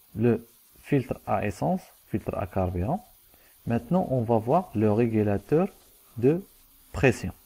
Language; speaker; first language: French; non-native, local second language; Arabic